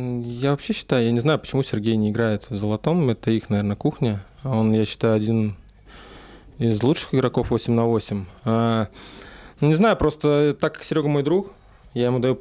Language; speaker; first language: Russian; native; Russian